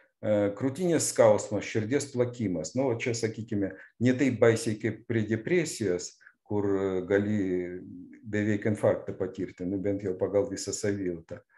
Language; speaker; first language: Lithuanian; non-native, local second language; Russian